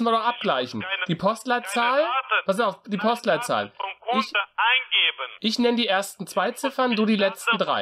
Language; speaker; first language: German; native; German